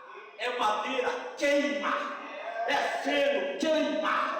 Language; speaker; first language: Portuguese; native; Portuguese